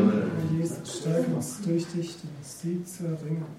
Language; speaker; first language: German; non-native, fluent; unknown